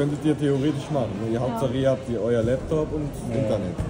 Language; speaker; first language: German; native; German